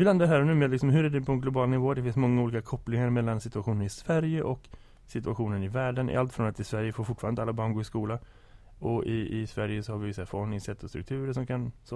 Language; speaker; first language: Swedish; native; Swedish